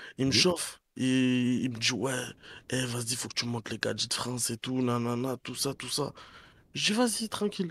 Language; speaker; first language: French; native; French